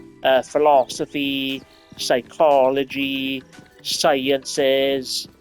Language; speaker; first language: English; native; English